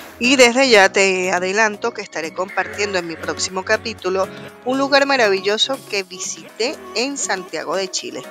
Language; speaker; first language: Spanish; native; Spanish